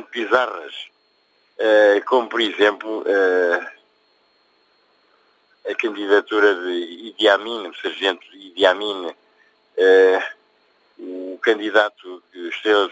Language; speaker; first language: Portuguese; native; Portuguese